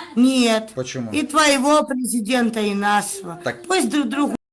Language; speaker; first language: Russian; native; Russian